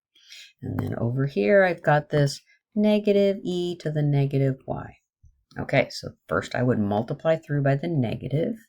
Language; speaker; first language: English; native; English